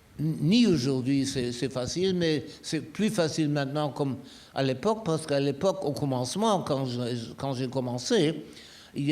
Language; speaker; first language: French; non-native, fluent; German